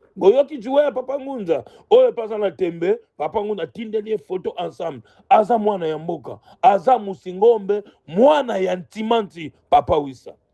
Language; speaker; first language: Lingala; non-native, local second language; Kongo